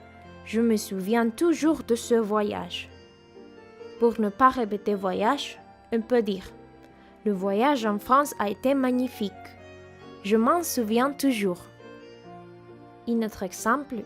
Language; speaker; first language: French; non-native, fluent; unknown